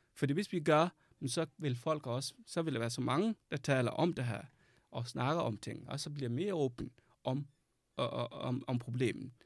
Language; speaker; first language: Danish; non-native, fluent; Arabic